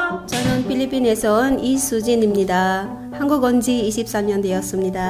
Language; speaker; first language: Korean; non-native, fluent; Filipino